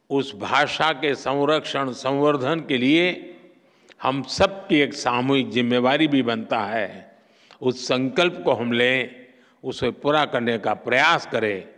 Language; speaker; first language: Hindi; non-native, local second language; Gujarati